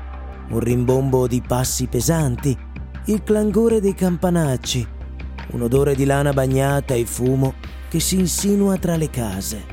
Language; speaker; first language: Italian; native; Italian